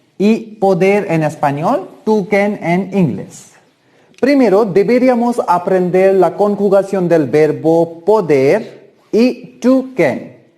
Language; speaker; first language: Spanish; non-native, learner; Hindi